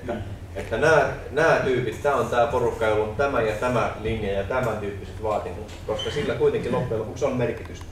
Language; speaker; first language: Finnish; native; Finnish